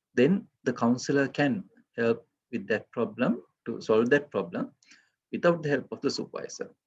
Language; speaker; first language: English; non-native, local second language; Sinhala